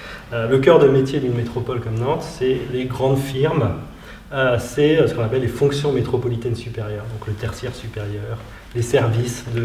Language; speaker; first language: French; native; French